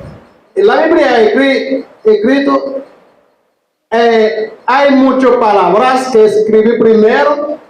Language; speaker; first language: Spanish; non-native, learner; Haitian Creole